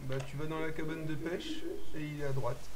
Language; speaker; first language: French; native; French